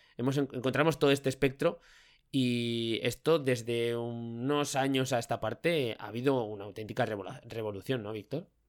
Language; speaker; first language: Spanish; native; Spanish